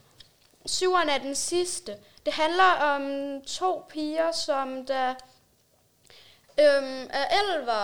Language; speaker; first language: Danish; native; Danish